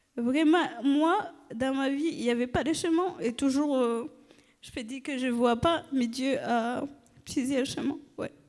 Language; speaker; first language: French; non-native, fluent; Kinyarwanda